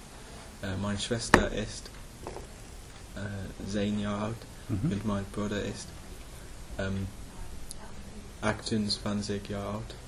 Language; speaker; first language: German; non-native, learner; English